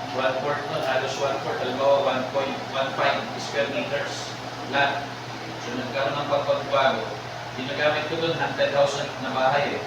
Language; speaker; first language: Filipino; non-native, local second language; Bikol